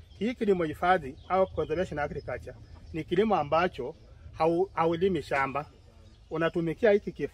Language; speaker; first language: Swahili; non-native, local second language; Luyia